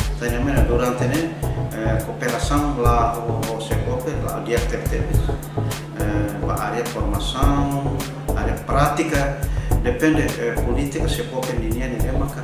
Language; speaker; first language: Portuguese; non-native, local second language; Tetum